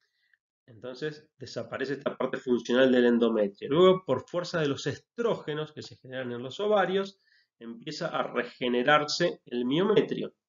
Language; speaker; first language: Spanish; native; Spanish